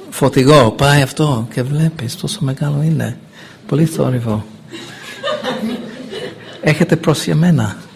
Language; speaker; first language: Greek; non-native, fluent; English